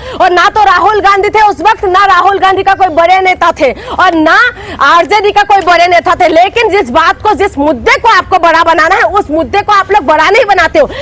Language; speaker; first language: Hindi; non-native, local second language; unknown